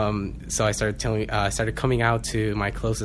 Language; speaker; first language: English; non-native, fluent; Spanish